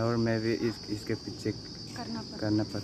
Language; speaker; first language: Hindi; non-native, local second language; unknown